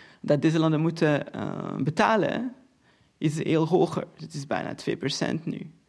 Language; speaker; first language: Dutch; non-native, fluent; Portuguese